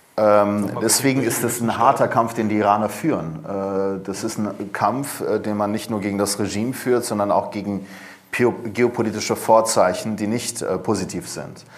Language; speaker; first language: German; early bilingual, other home language; Persian